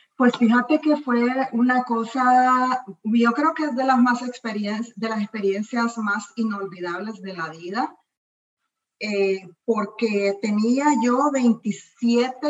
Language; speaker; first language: Spanish; native; Spanish